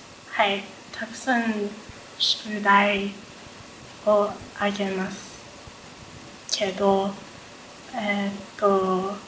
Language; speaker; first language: Japanese; non-native, learner; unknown